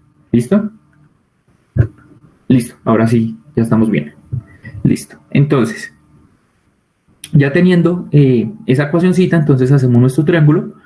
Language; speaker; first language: Spanish; native; Spanish